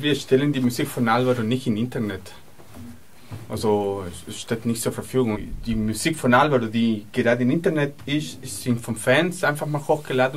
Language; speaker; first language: German; native; German